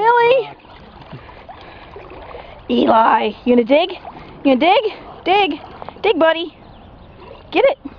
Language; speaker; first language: English; native; English